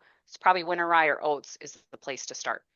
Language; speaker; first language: English; native; English